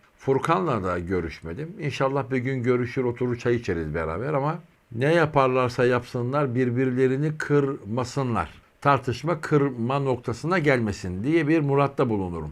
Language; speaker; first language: Turkish; native; Turkish